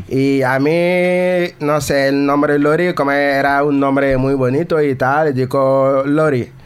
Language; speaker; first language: Spanish; non-native, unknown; Wolof